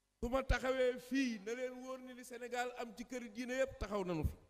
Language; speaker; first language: Wolof; native; Wolof